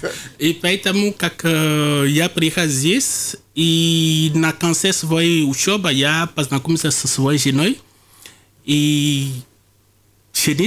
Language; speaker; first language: Russian; non-native, fluent; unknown